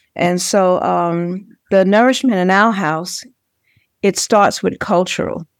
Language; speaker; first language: English; native; English